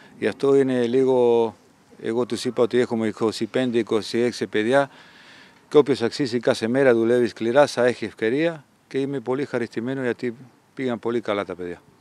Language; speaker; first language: Greek; non-native, learner; Spanish